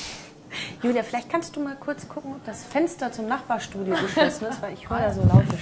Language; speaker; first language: German; native; German